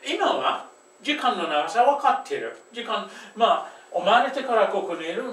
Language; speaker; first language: Japanese; non-native, fluent; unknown